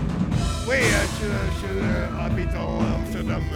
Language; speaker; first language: French; non-native, learner; Dutch